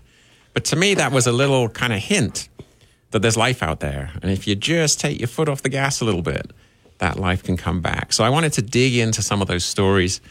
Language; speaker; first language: English; native; English